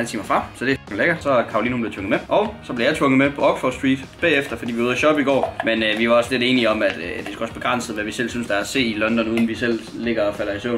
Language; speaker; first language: Danish; native; Danish